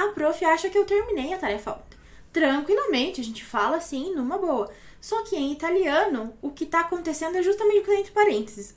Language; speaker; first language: Portuguese; native; Portuguese